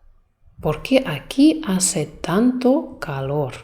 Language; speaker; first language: Spanish; non-native, fluent; Russian